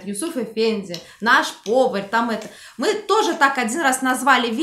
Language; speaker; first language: Russian; native; Russian